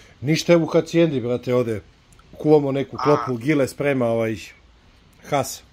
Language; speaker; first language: Croatian; native; Croatian